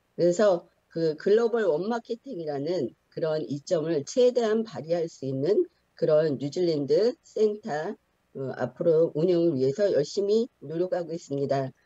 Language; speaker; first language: Korean; native; Korean